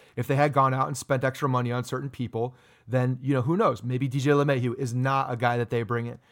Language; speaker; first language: English; native; English